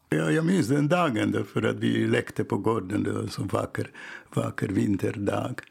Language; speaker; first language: Swedish; non-native, fluent; Polish